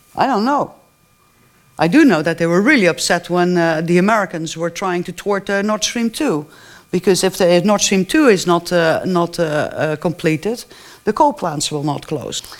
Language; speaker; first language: English; non-native, fluent; Dutch